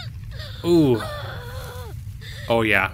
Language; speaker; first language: English; native; English